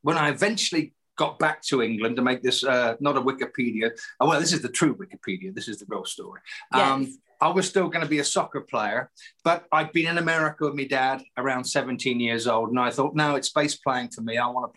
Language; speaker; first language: English; native; English